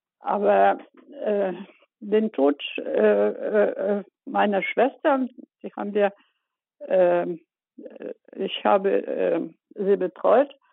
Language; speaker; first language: German; early bilingual, other home language; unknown